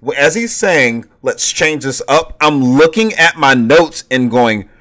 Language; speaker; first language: English; native; English